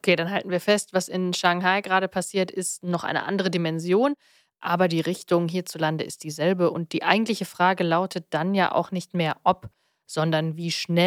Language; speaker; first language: German; native; German